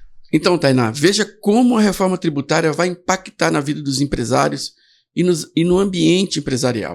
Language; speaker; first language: Portuguese; native; Portuguese